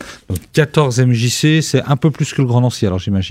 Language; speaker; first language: French; native; French